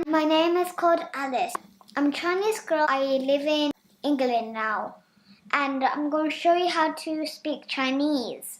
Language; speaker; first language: English; non-native, fluent; Chinese